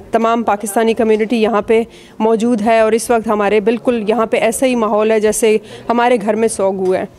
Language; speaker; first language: Urdu; native; Urdu